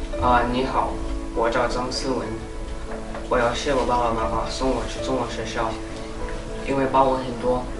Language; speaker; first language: Chinese; early bilingual, heritage; Chinese